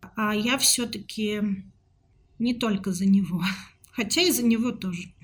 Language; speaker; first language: Russian; native; Russian